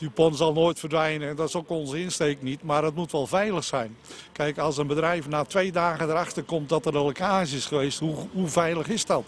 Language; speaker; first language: Dutch; native; Dutch